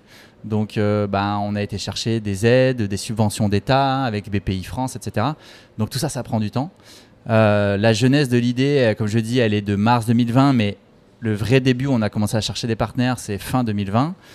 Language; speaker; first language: French; native; French